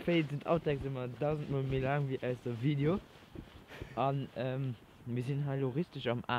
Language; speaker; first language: German; non-native, local second language; Luxembourgish